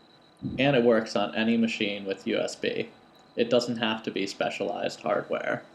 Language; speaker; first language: English; native; English